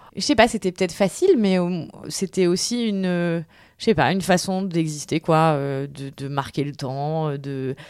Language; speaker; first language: French; native; French